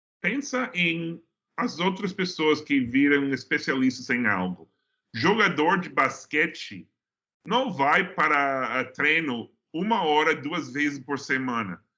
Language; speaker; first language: Portuguese; non-native, fluent; English